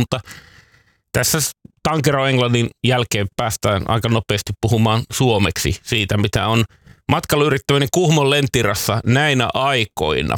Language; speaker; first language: Finnish; native; Finnish